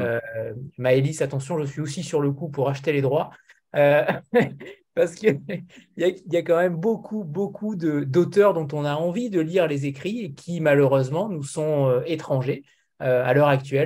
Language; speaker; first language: French; native; French